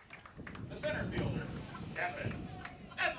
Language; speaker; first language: English; native; English